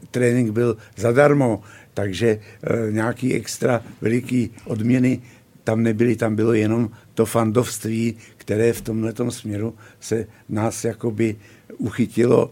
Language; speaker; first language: Czech; native; Czech